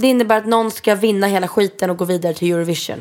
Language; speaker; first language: Swedish; native; Swedish